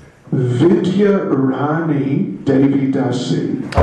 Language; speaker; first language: Russian; non-native, learner; English